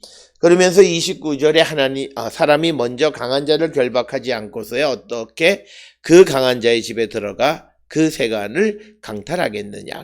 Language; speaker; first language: Korean; native; Korean